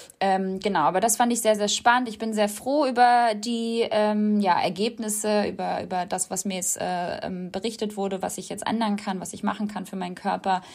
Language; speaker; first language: German; native; German